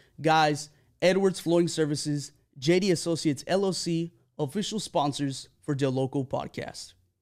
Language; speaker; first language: English; early bilingual, other home language; Spanish